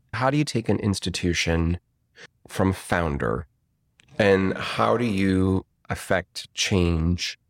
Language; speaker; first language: English; native; English